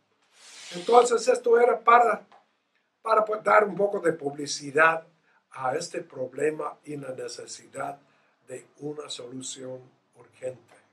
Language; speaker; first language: Spanish; non-native, fluent; English